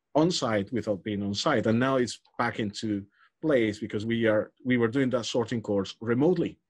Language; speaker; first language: English; non-native, fluent; Spanish